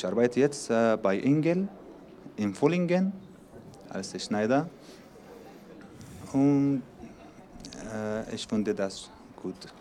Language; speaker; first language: German; non-native, learner; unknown